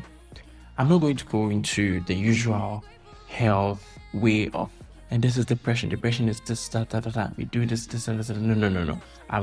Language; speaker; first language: English; non-native, local second language; Akan